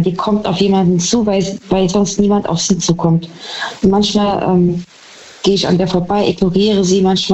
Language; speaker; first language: German; native; German